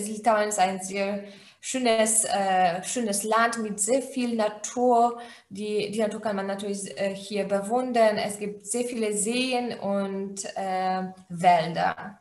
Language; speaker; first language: German; non-native, fluent; Polish